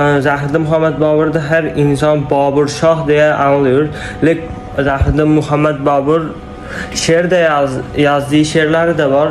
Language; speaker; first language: Turkish; non-native, learner; Uzbek